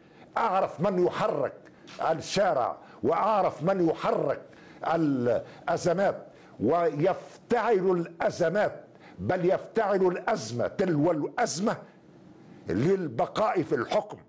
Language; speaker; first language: Arabic; native; Arabic